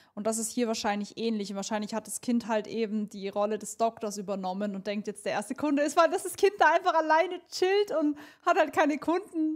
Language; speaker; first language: German; native; German